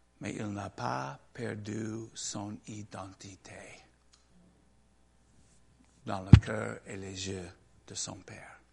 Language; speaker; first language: French; non-native, learner; English